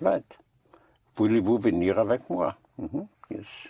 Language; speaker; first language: French; non-native, fluent; English